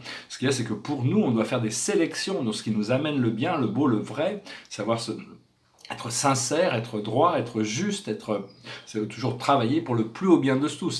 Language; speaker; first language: French; native; French